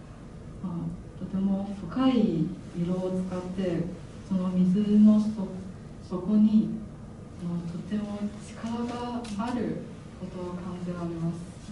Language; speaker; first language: Japanese; non-native, fluent; Chinese